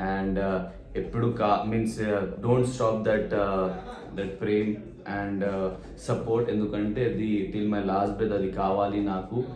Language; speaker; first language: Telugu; non-native, learner; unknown